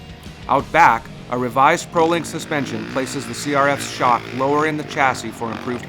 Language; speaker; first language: English; native; English